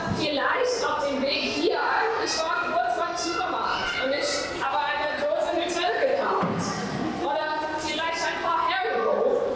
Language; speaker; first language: German; non-native, fluent; English